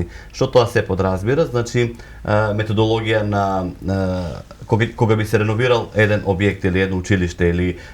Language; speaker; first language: Macedonian; native; Macedonian